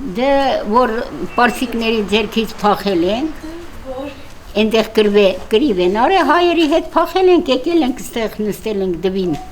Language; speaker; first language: Armenian; non-native, local second language; Assyrian Neo-Aramaic